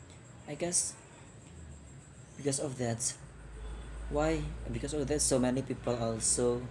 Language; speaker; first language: English; non-native, learner; Indonesian